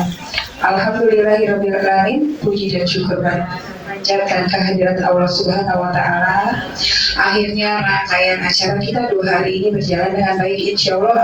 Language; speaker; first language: Indonesian; native; Indonesian